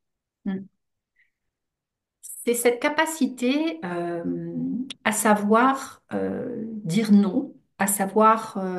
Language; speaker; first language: French; native; French